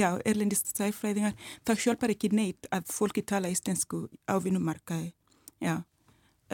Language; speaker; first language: Icelandic; non-native, learner; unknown